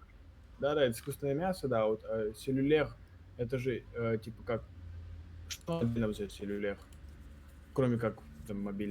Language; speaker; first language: Russian; native; Russian